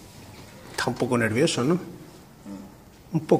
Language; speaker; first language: Spanish; native; Spanish